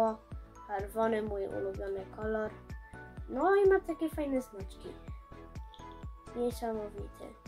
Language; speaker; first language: Polish; early bilingual, heritage; Polish